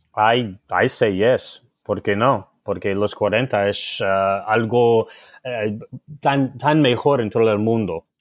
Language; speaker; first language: Spanish; non-native, learner; English